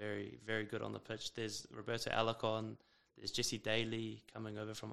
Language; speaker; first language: English; native; English